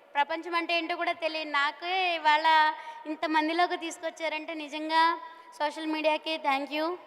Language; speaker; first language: Telugu; native; Telugu